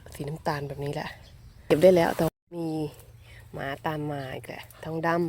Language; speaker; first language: Thai; non-native, local second language; Northern Khmer